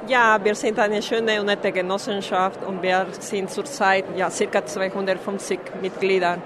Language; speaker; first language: German; non-native, fluent; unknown